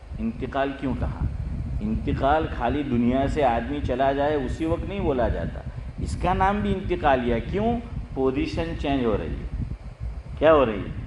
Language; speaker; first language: Urdu; non-native, local second language; Gujarati